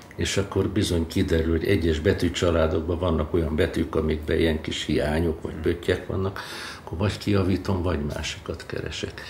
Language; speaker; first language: Hungarian; native; Hungarian